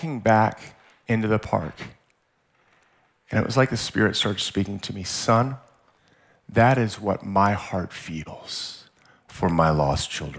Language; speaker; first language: English; native; English